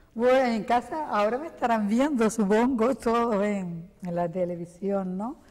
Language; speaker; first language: Spanish; native; Spanish